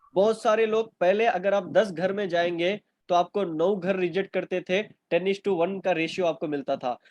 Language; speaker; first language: Hindi; non-native, local second language; Urdu